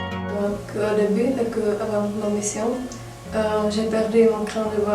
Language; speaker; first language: French; non-native, fluent; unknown